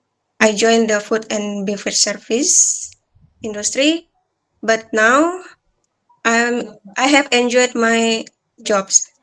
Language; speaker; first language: English; non-native, learner; Balinese